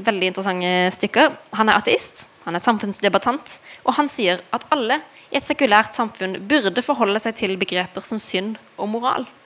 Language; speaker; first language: Norwegian; early bilingual, heritage; Norwegian